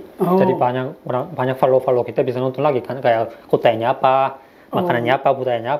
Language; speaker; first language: Indonesian; non-native, fluent; Korean